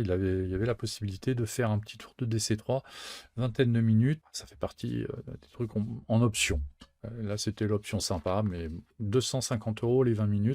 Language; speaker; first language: French; native; French